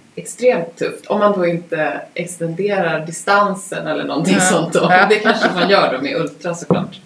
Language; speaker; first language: Swedish; native; Swedish